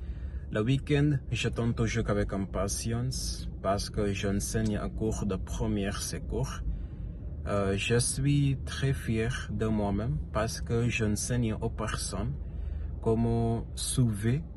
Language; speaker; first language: French; non-native, learner; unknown